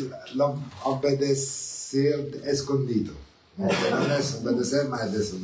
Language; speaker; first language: Spanish; non-native, learner; Italian